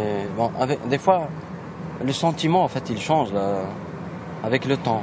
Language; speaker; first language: French; non-native, local second language; Kabyle